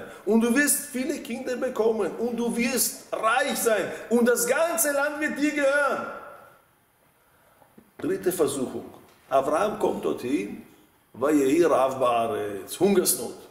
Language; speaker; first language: German; non-native, fluent; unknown